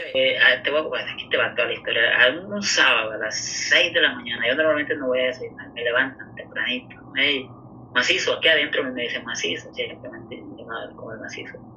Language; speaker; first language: Spanish; native; Spanish